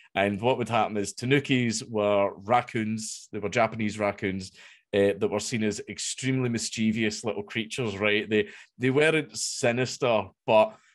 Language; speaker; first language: English; native; English